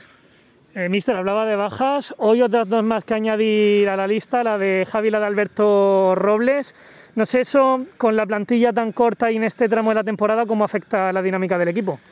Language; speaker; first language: Spanish; native; Spanish